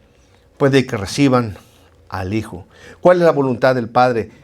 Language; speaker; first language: Spanish; native; Spanish